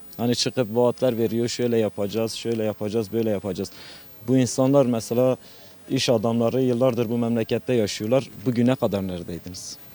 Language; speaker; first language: Turkish; non-native, local second language; Kurdish